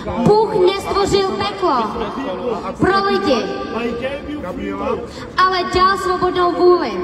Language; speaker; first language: Czech; non-native, fluent; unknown